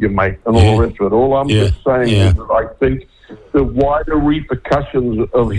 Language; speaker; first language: English; native; English